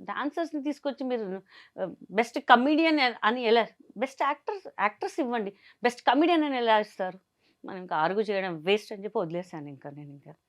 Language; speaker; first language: Telugu; non-native, local second language; Hindi